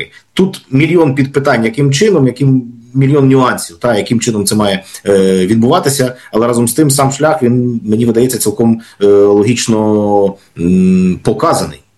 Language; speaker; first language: Ukrainian; native; Ukrainian